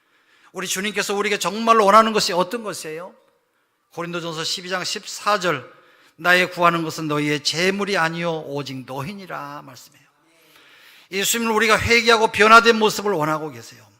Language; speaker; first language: Korean; native; Korean